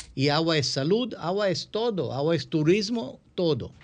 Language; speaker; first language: Spanish; non-native, fluent; Hebrew